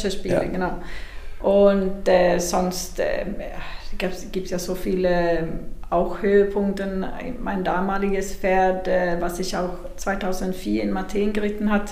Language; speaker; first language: German; non-native, fluent; Swedish